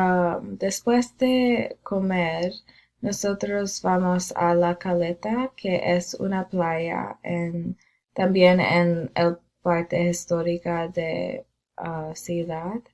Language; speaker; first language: Spanish; non-native, learner; English